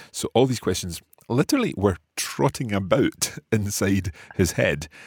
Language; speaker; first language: English; native; English